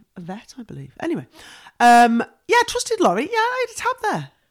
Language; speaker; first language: English; native; English